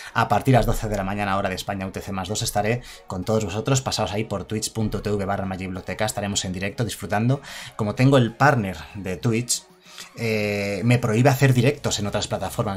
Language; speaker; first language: Spanish; native; Spanish